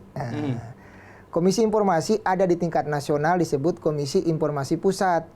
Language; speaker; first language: Indonesian; native; Indonesian